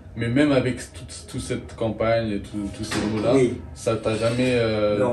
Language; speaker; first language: French; native; French